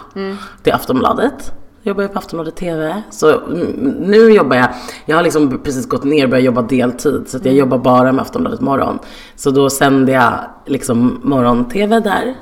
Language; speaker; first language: Swedish; native; Swedish